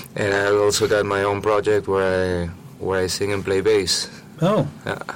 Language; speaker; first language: English; non-native, fluent; Spanish